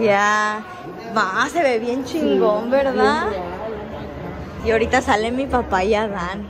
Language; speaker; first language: Spanish; early bilingual, heritage; Spanish